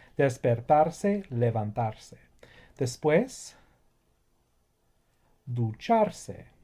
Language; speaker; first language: Spanish; non-native, fluent; English